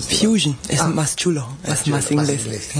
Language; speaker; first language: Spanish; non-native, fluent; German